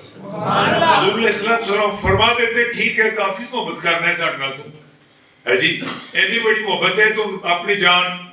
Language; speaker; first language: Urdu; non-native, local second language; Punjabi